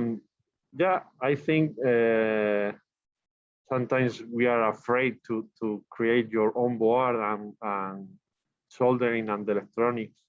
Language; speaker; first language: English; non-native, learner; Spanish